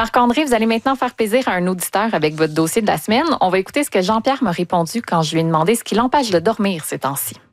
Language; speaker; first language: French; native; French